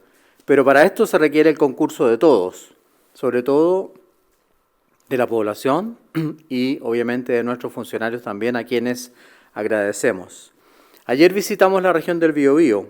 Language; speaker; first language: Spanish; native; Spanish